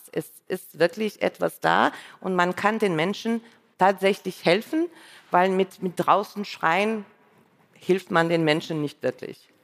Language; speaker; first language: German; non-native, fluent; Russian